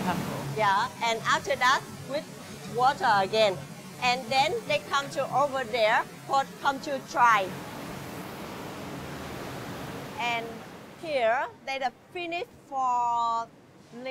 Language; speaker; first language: English; non-native, learner; Vietnamese